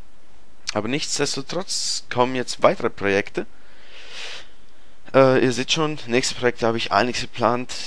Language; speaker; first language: German; native; German